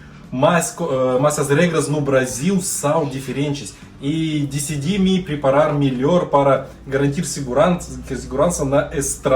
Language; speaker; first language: Portuguese; non-native, learner; Russian